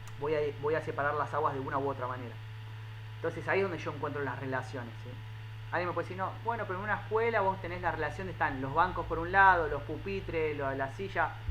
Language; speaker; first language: Spanish; native; Spanish